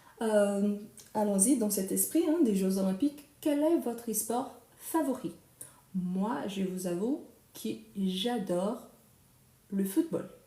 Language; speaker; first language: French; non-native, fluent; Portuguese